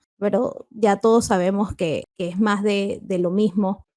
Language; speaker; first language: Spanish; native; Spanish